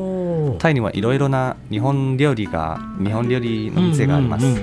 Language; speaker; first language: Japanese; non-native, learner; Thai